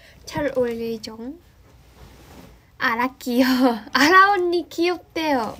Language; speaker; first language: Korean; non-native, learner; Japanese